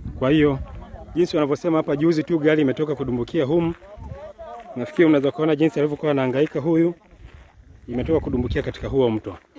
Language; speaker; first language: Swahili; native; Swahili